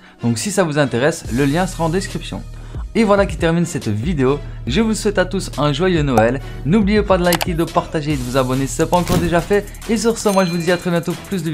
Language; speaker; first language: French; native; French